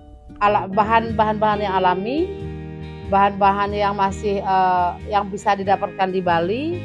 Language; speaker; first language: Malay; non-native, local second language; Balinese